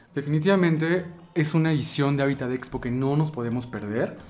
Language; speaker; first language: Spanish; native; Spanish